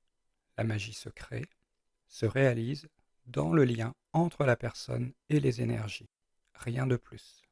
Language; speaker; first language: French; native; French